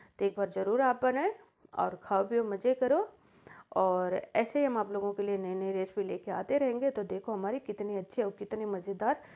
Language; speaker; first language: Hindi; native; Hindi